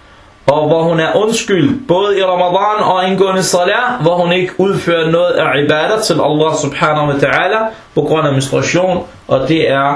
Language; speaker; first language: Danish; early bilingual, other home language; Arabic